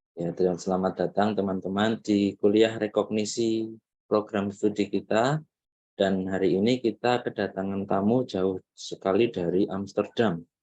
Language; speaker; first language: Indonesian; native; Indonesian